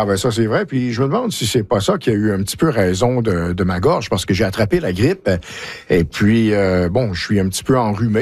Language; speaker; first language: French; native; French